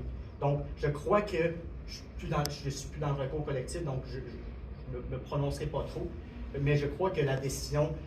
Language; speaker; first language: French; native; French